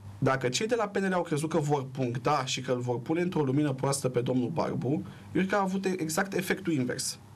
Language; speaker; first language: Romanian; native; Romanian